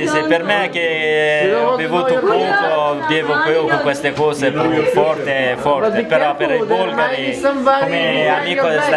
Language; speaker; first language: Italian; non-native, learner; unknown